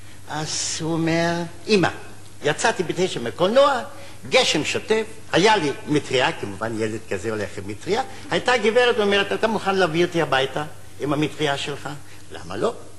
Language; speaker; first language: Hebrew; non-native, fluent; German